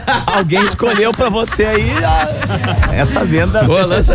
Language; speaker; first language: Portuguese; native; Portuguese